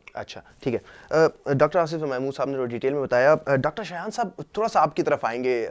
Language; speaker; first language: Urdu; native; Urdu